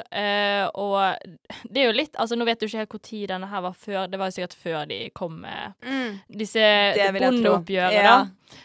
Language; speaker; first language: Norwegian; early bilingual, other home language; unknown